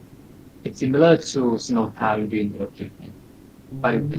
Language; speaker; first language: English; non-native, learner; Thai